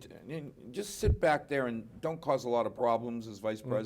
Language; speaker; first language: English; native; English